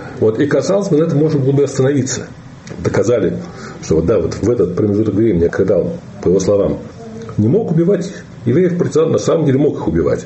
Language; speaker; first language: Russian; native; Russian